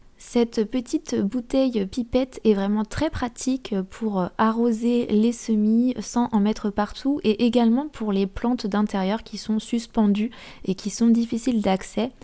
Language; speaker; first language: French; native; French